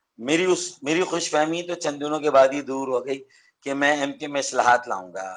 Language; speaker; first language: Urdu; native; Urdu